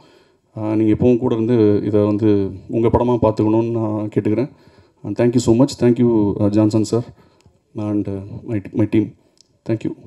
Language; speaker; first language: Tamil; native; Tamil